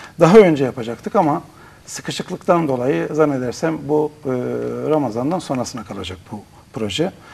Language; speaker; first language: Turkish; native; Turkish